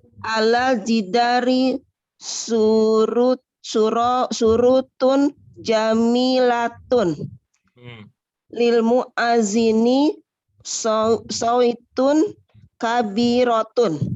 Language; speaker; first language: Arabic; non-native, learner; Indonesian